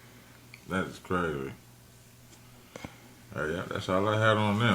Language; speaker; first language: English; native; English